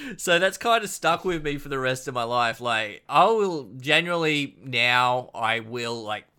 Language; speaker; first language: English; native; English